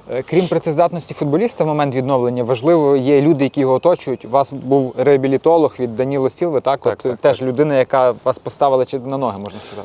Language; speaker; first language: Ukrainian; native; Ukrainian